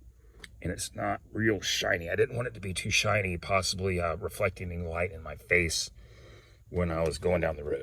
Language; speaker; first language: English; native; English